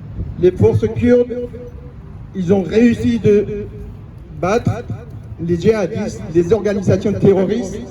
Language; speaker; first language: French; non-native, learner; Kurdish